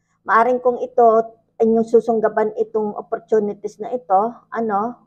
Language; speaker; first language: Filipino; native; Filipino